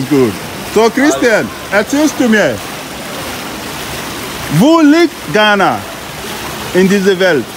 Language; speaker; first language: German; non-native, learner; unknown